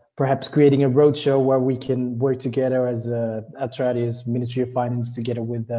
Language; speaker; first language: English; non-native, fluent; Dutch